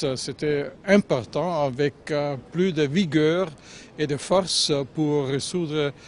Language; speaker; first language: French; non-native, fluent; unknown